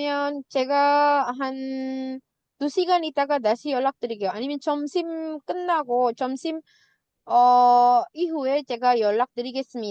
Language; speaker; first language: Korean; non-native, fluent; Indonesian